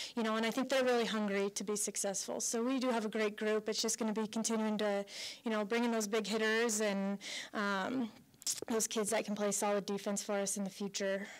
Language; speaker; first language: English; native; English